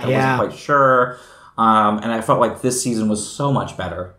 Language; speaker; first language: English; native; English